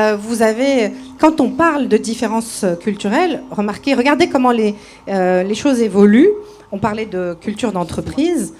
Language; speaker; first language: French; non-native, local second language; Arabic